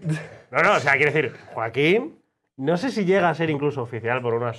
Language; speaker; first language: Spanish; native; Spanish